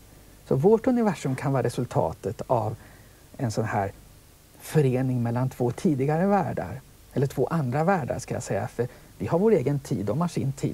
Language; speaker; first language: Swedish; native; Swedish